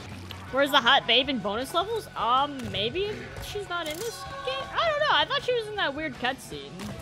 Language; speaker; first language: English; native; English